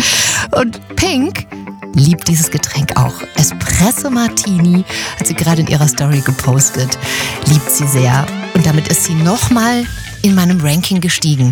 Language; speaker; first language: German; native; German